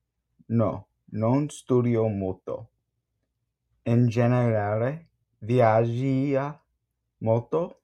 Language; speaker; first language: Italian; non-native, learner; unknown